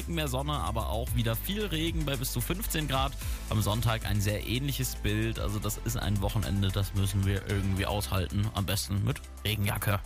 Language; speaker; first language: German; native; German